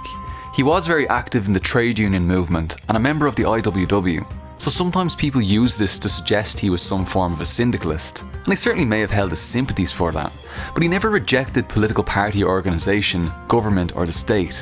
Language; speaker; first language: English; native; English